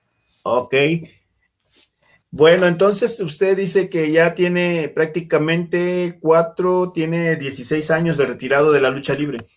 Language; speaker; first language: Spanish; native; Spanish